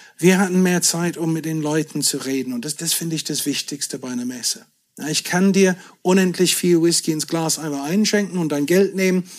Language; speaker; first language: German; non-native, fluent; English